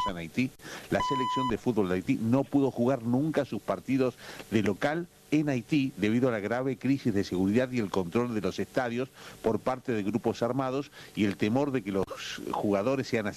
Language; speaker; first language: Spanish; native; Spanish